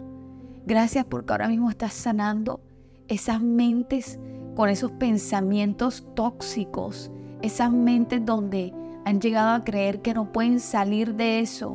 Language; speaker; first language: Spanish; native; Spanish